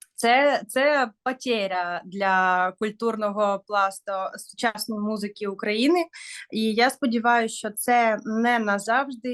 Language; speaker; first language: Ukrainian; non-native, local second language; Russian